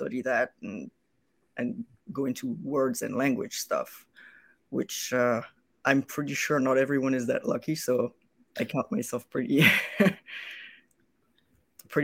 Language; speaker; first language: English; non-native, fluent; French